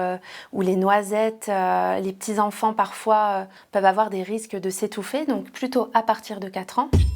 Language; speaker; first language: French; native; French